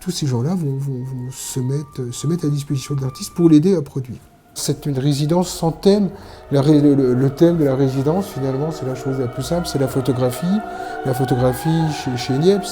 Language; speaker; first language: French; native; French